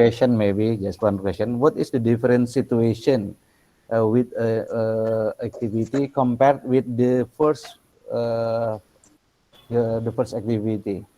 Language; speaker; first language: English; non-native, local second language; Indonesian